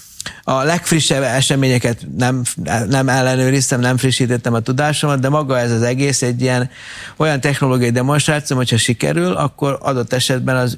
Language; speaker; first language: Hungarian; native; Hungarian